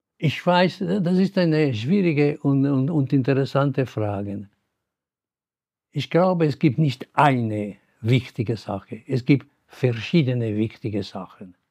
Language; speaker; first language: German; non-native, local second language; Italian